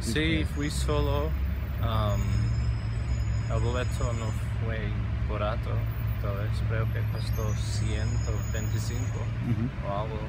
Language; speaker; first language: Spanish; non-native, fluent; English